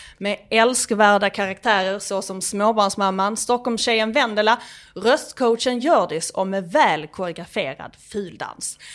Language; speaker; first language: Swedish; native; Swedish